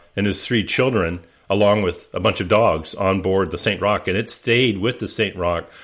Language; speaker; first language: English; native; English